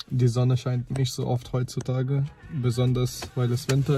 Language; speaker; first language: German; non-native, fluent; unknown